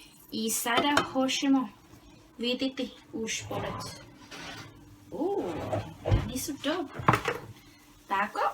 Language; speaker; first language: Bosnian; early bilingual, heritage; Bosnian